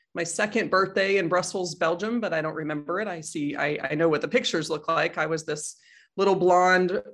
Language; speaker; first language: English; native; English